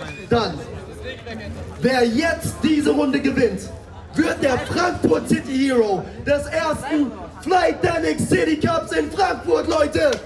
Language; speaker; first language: German; native; German